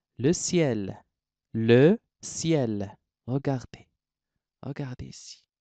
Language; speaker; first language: French; non-native, local second language; Arabic